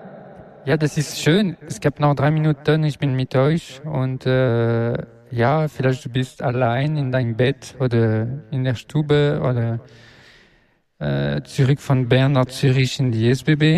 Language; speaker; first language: German; non-native, learner; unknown